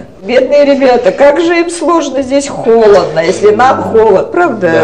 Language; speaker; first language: Russian; native; Russian